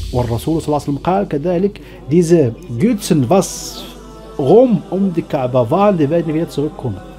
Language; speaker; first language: German; non-native, learner; Arabic